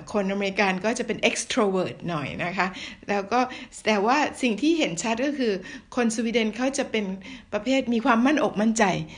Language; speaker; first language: Thai; native; Thai